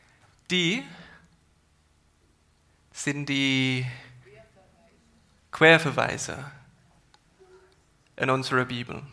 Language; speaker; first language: German; non-native, fluent; English